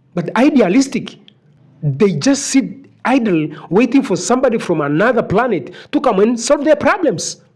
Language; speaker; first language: English; non-native, local second language; Swahili